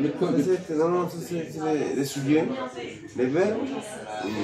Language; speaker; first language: French; non-native, fluent; Spanish